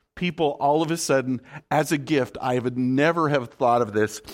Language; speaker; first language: English; native; English